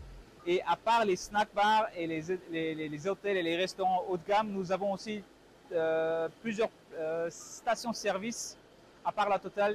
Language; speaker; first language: French; non-native, local second language; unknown